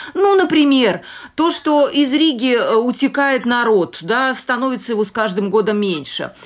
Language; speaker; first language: Russian; native; Russian